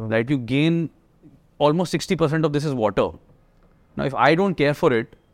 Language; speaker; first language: English; non-native, local second language; Hindi